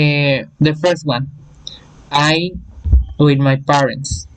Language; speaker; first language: English; non-native, fluent; Spanish